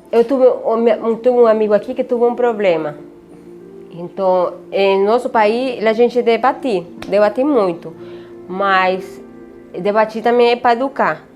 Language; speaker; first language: Portuguese; non-native, learner; Spanish